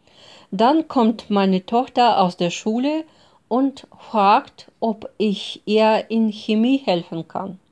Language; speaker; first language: German; non-native, fluent; Russian